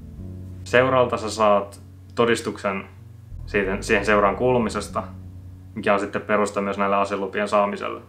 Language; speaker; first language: Finnish; native; Finnish